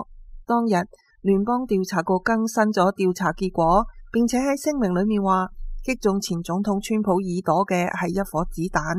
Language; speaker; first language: Chinese; non-native, local second language; Cantonese